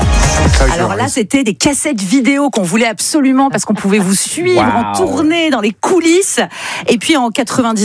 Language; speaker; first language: French; native; French